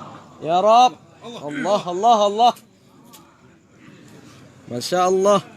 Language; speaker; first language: Indonesian; non-native, local second language; Achinese